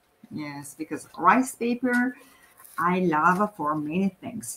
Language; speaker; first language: English; non-native, fluent; Italian